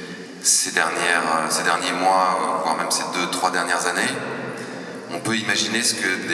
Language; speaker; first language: French; native; French